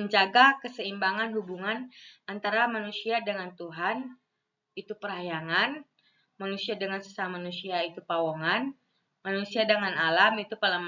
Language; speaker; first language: Indonesian; non-native, local second language; Balinese